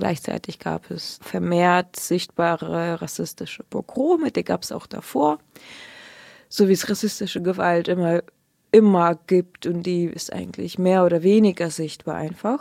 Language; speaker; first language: German; early bilingual, other home language; Russian